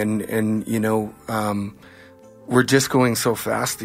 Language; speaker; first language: English; native; English